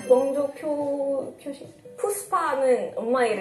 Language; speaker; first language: Korean; non-native, fluent; Indonesian